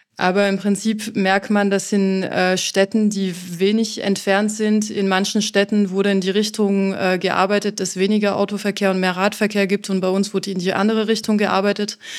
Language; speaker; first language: German; non-native, fluent; French